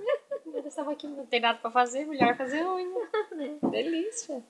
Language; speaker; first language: Spanish; non-native, learner; Portuguese